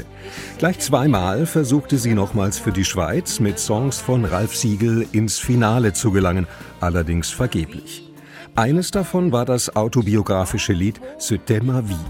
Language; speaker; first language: German; native; German